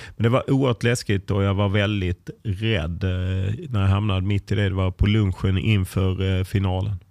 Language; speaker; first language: Swedish; native; Swedish